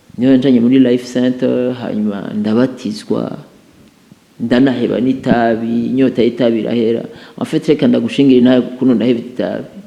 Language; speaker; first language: Rundi; native; Rundi